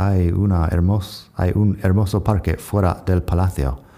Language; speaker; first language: Spanish; non-native, fluent; English